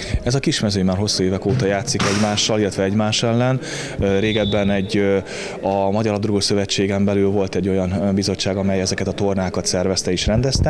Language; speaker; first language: Hungarian; native; Hungarian